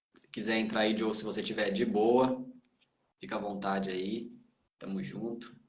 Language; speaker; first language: Portuguese; native; Portuguese